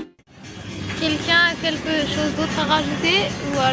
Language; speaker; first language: French; native; French